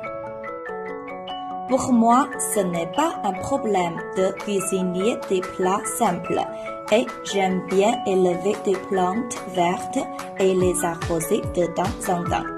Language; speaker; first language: French; non-native, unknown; Chinese